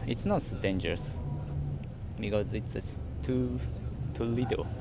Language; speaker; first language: English; non-native, learner; Japanese